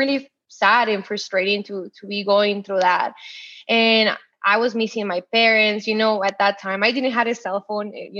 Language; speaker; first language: English; non-native, fluent; Spanish